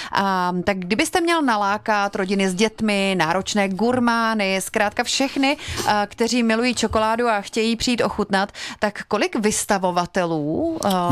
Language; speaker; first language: Czech; native; Czech